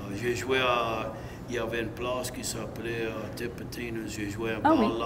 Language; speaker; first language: French; non-native, local second language; English